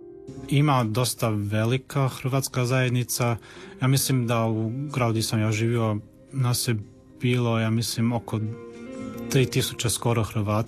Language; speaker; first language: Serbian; early bilingual, heritage; Croatian